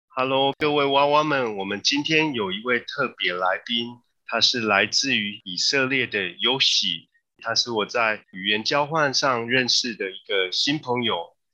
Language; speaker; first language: Chinese; native; Chinese